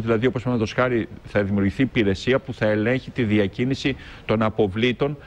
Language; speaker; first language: Greek; native; Greek